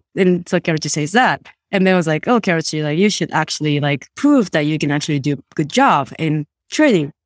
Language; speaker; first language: English; non-native, fluent; Japanese